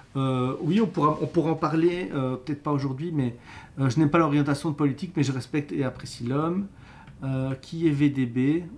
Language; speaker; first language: French; native; French